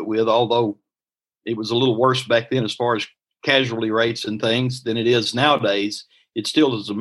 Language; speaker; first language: English; native; English